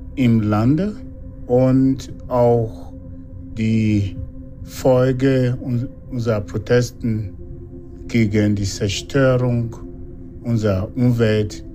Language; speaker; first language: German; non-native, fluent; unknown